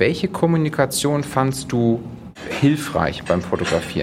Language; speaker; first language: German; native; German